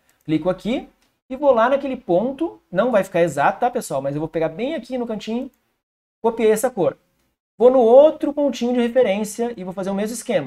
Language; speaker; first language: Portuguese; native; Portuguese